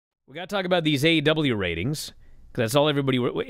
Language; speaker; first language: English; native; English